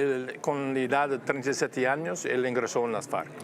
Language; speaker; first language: Spanish; non-native, fluent; English